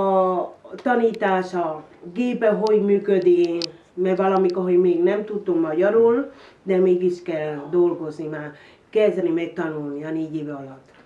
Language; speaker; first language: Hungarian; non-native, learner; Spanish